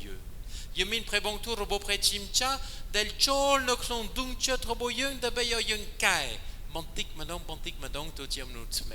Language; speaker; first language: Khmer; non-native, fluent; French